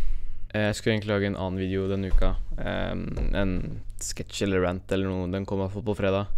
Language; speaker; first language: Norwegian; native; Norwegian